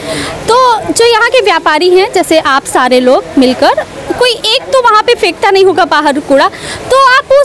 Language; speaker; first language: Hindi; native; Hindi